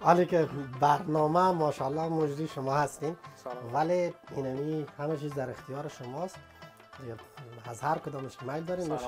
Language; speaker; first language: Persian; native; Persian